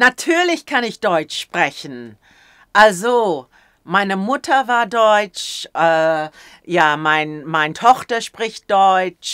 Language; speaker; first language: German; early bilingual, heritage; English